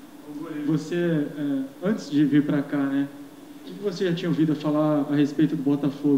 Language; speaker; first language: Portuguese; native; Portuguese